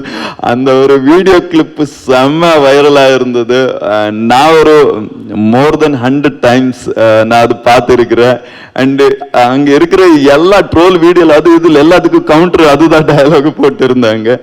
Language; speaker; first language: Tamil; non-native, learner; Kannada